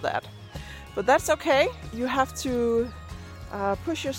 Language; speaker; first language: English; non-native, fluent; Danish